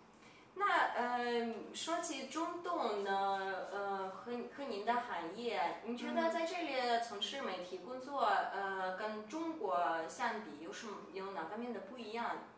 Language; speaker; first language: Chinese; non-native, fluent; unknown